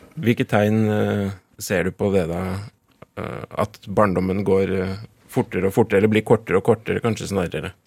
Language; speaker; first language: Norwegian; native; Norwegian